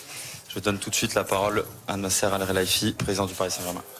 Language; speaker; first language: French; native; French